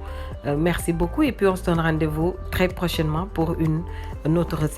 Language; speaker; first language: French; non-native, local second language; Wolof